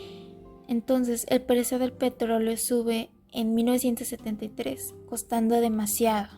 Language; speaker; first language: Spanish; native; Spanish